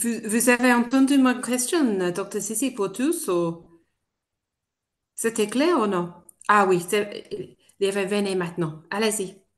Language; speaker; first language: French; non-native, fluent; English